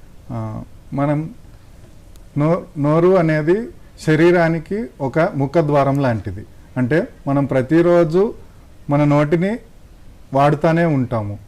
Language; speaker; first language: Telugu; native; Telugu